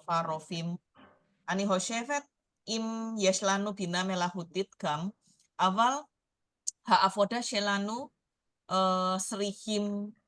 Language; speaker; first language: Hebrew; non-native, learner; Indonesian